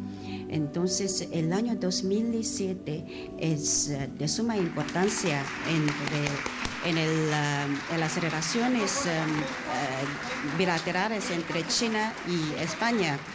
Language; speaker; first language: Spanish; non-native, fluent; Chinese